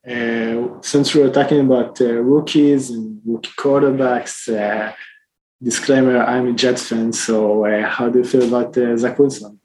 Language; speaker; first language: English; non-native, fluent; Hebrew